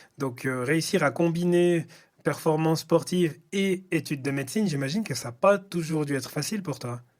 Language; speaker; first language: French; native; French